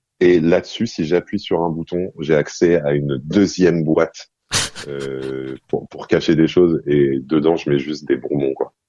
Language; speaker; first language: French; non-native, fluent; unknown